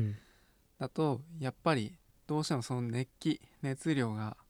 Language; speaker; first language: Japanese; native; Japanese